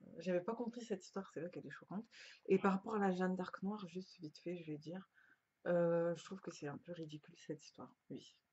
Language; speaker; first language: French; early bilingual, other home language; Lingala